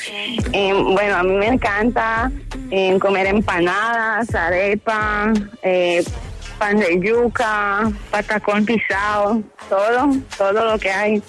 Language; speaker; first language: Spanish; early bilingual, heritage; Hebrew